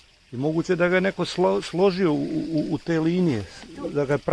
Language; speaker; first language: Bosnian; early bilingual, heritage; Bosnian